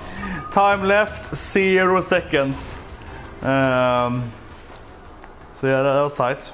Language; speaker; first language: English; non-native, fluent; Swedish